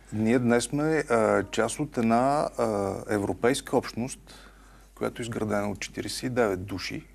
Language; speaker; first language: Bulgarian; native; Bulgarian